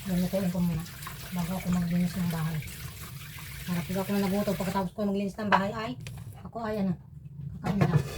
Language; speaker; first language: Filipino; non-native, local second language; Bikol